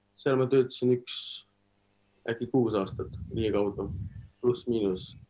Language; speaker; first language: Estonian; non-native, local second language; Russian